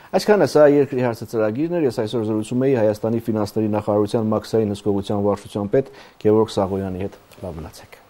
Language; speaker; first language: Armenian; native; Armenian